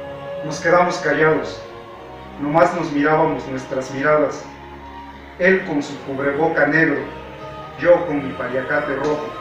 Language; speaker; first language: Spanish; native; Spanish